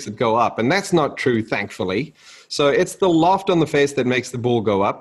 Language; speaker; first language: English; native; English